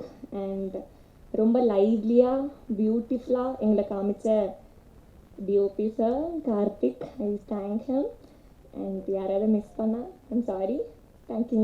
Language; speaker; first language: Tamil; non-native, fluent; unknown